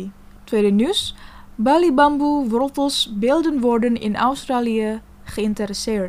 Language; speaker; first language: Dutch; non-native, fluent; Indonesian